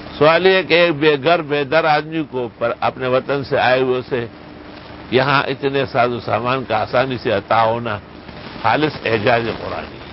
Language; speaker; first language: Urdu; non-native, local second language; Pashto